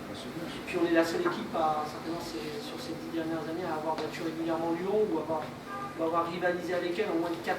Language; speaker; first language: French; native; French